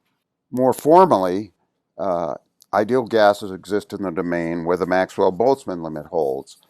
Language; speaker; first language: English; native; English